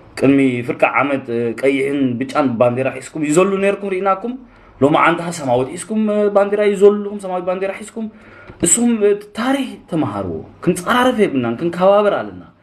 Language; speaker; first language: Tigrinya; early bilingual, heritage; Tigrinya